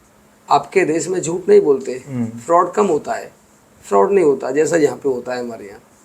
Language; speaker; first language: Hindi; native; Hindi